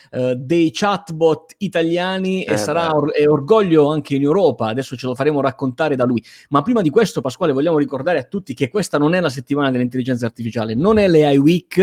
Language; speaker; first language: Italian; native; Italian